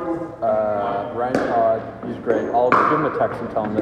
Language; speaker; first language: English; native; English